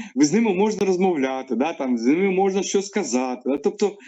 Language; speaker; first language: Ukrainian; non-native, local second language; Russian